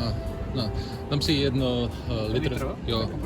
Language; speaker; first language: Czech; non-native, learner; Portuguese